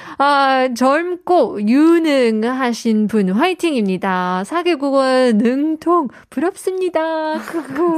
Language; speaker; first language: Korean; native; Korean